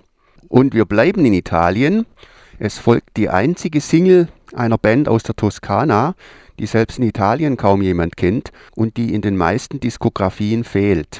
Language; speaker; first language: German; native; German